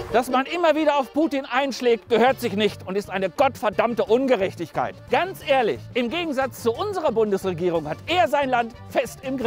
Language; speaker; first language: German; native; German